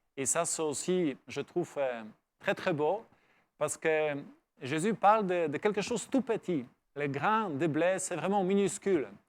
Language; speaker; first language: French; non-native, fluent; Polish